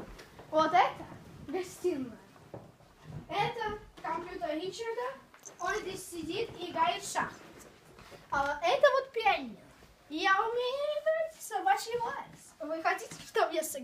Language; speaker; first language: Russian; early bilingual, heritage; Russian